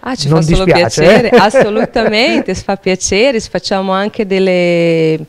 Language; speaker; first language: Italian; non-native, fluent; Portuguese